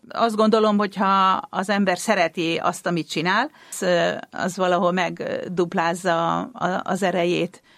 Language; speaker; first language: Hungarian; native; Hungarian